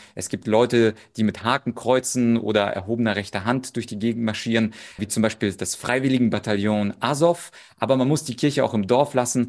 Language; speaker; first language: German; early bilingual, other home language; Russian